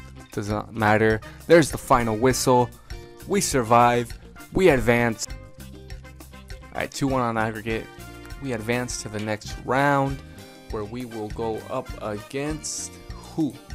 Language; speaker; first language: English; early bilingual, other home language; Spanish